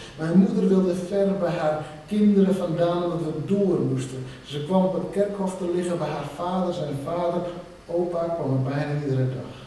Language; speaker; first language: Dutch; non-native, local second language; Western Frisian